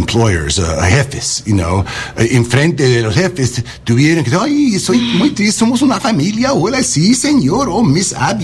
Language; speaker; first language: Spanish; early bilingual, heritage; English